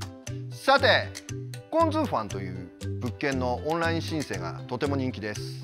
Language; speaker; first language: Japanese; native; Japanese